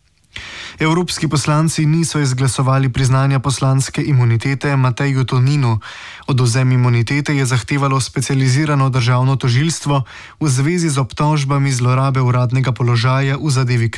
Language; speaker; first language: Slovenian; native; Slovenian